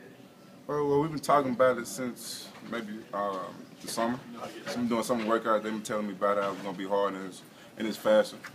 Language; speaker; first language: English; native; English